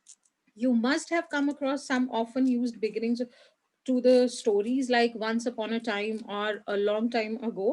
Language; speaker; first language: English; non-native, local second language; Hindi